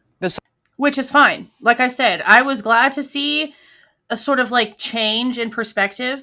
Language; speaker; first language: English; native; English